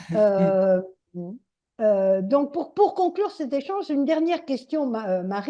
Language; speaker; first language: French; native; French